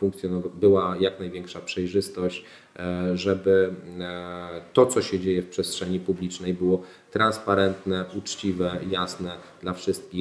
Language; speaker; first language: Polish; native; Polish